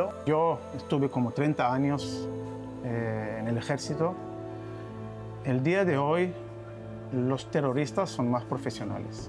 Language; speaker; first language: Spanish; non-native, learner; Hebrew